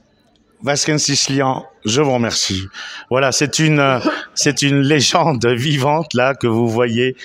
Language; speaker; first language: French; native; French